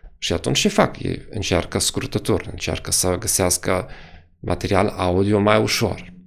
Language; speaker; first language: Romanian; non-native, fluent; German